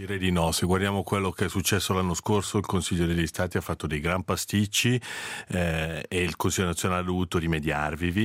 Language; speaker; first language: Italian; native; Italian